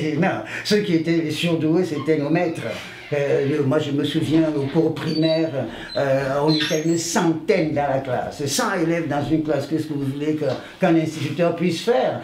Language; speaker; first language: French; non-native, local second language; Ewe